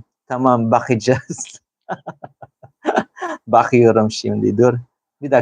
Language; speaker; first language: Turkish; non-native, learner; Filipino